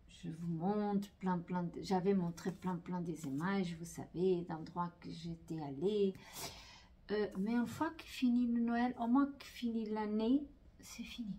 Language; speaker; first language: French; non-native, fluent; Portuguese